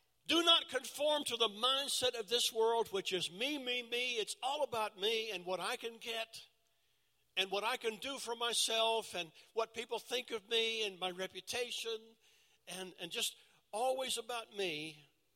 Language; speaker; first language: English; native; English